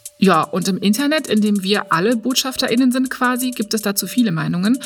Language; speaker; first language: German; native; German